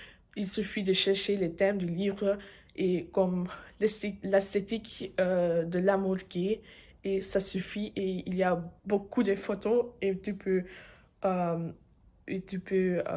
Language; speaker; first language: French; non-native, learner; English